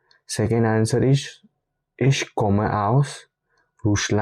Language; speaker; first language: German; non-native, fluent; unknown